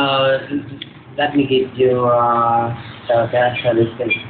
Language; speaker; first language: English; non-native, learner; Vietnamese